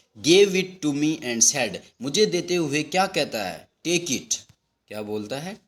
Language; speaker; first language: Hindi; native; Hindi